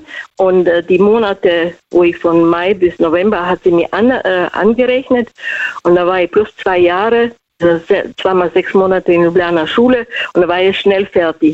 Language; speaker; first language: German; non-native, fluent; Slovenian